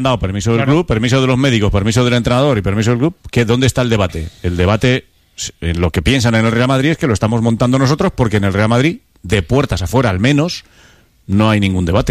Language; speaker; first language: Spanish; native; Spanish